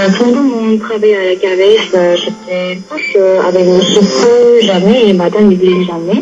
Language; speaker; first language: French; non-native, learner; Korean